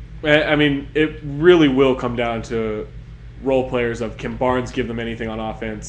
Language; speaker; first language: English; native; English